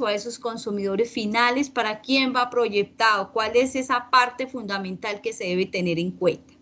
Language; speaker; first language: Spanish; native; Spanish